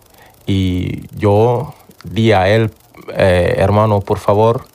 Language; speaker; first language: Spanish; non-native, learner; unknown